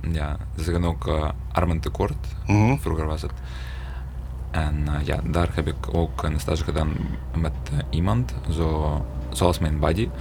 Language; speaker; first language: Dutch; non-native, learner; Ukrainian